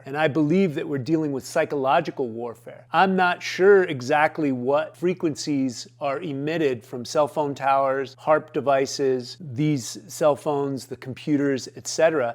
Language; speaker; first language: English; native; English